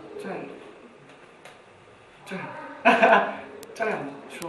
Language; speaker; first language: Chinese; non-native, learner; Korean